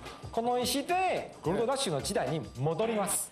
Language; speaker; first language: Japanese; non-native, fluent; Chinese